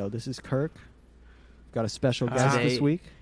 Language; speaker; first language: English; native; English